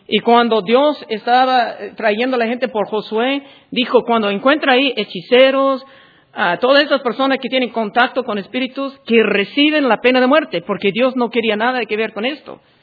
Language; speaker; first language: Spanish; non-native, fluent; English